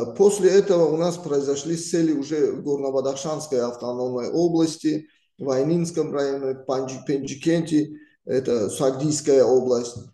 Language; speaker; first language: Russian; non-native, local second language; Tajik